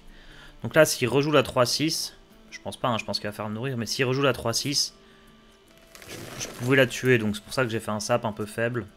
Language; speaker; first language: French; native; French